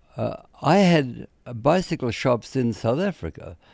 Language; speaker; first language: English; native; English